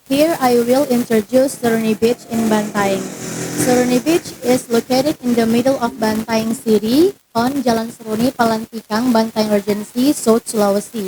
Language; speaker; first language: English; non-native, learner; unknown